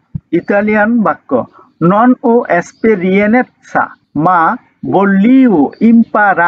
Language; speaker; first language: Italian; non-native, learner; Bangla